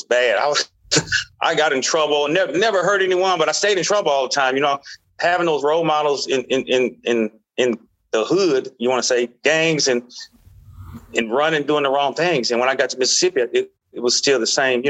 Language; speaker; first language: English; native; English